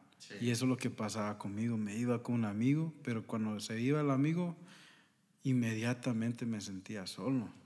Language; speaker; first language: Spanish; early bilingual, heritage; Spanish